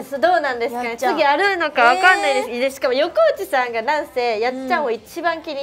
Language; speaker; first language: Japanese; native; Japanese